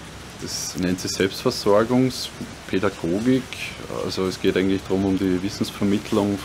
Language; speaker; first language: German; native; German